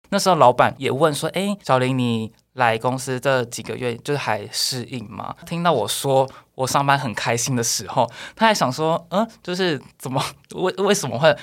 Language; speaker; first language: Chinese; native; Chinese